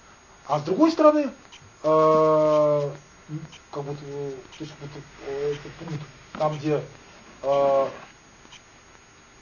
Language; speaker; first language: Russian; native; Russian